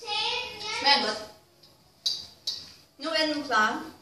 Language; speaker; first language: Danish; non-native, fluent; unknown